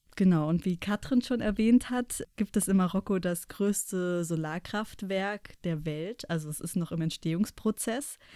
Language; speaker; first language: German; native; German